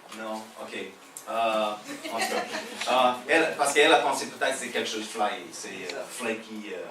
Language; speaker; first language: French; non-native, fluent; English